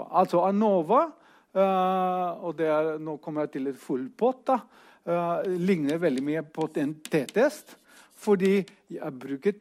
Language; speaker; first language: Norwegian; non-native, fluent; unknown